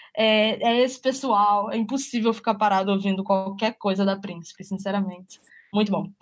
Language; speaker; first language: Portuguese; native; Portuguese